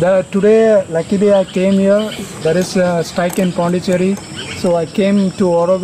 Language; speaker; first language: English; non-native, learner; Tamil